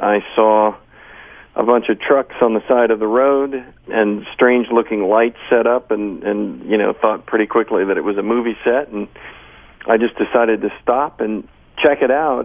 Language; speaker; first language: English; native; English